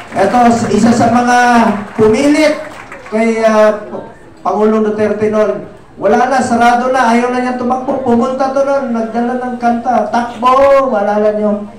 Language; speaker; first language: Filipino; non-native, local second language; Cebuano